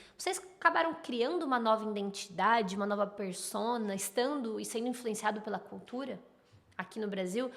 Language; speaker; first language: Portuguese; native; Portuguese